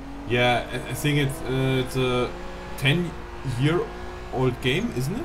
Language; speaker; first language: English; non-native, fluent; German